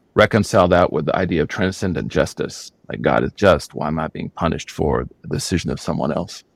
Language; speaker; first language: English; native; English